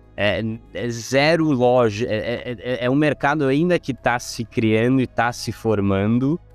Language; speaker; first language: Portuguese; non-native, fluent; Italian